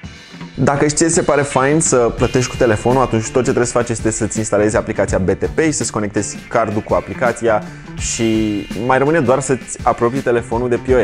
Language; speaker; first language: Romanian; native; Romanian